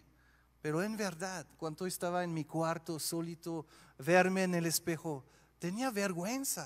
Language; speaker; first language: Spanish; non-native, fluent; French